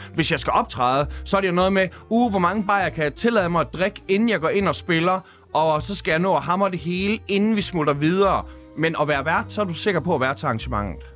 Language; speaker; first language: Danish; native; Danish